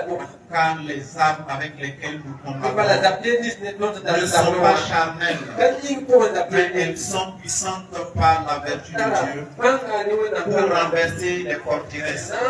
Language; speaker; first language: French; non-native, local second language; Mossi